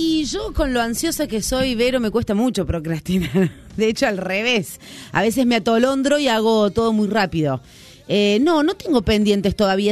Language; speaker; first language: Spanish; native; Spanish